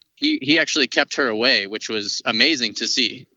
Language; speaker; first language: English; native; English